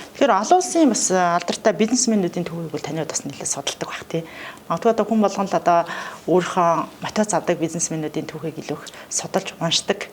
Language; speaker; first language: Mongolian; native; Mongolian